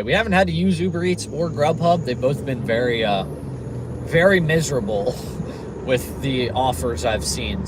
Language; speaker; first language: English; native; English